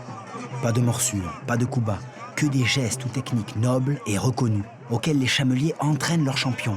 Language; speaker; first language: French; native; French